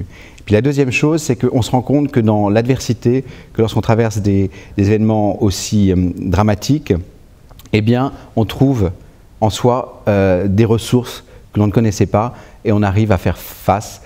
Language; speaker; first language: French; native; French